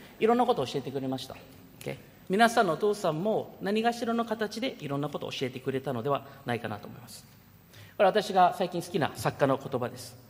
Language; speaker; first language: Japanese; early bilingual, heritage; Japanese